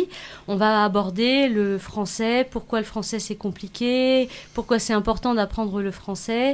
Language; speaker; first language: French; native; French